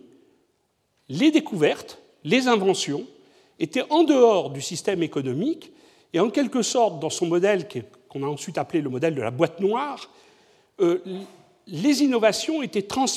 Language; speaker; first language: French; native; French